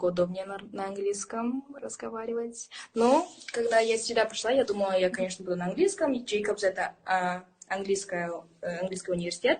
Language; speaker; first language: Russian; early bilingual, heritage; English